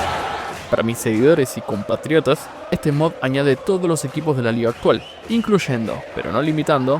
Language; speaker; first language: Spanish; native; Spanish